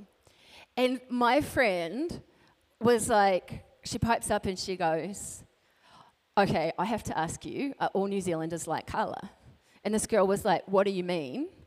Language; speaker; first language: English; native; English